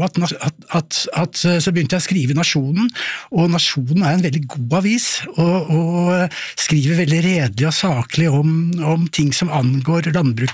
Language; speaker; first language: Norwegian; native; Norwegian